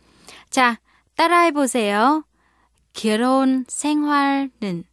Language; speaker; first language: Korean; non-native, fluent; Vietnamese